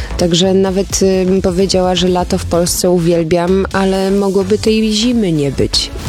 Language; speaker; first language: Polish; early bilingual, other home language; German